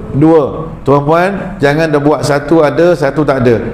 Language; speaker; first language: Malay; early bilingual, heritage; Malay